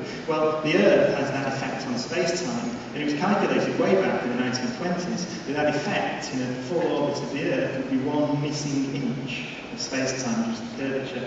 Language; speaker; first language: English; native; English